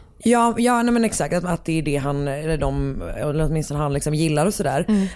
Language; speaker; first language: Swedish; native; Swedish